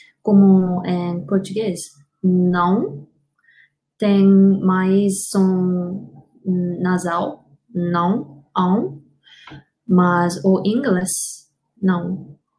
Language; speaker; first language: Portuguese; non-native, learner; Korean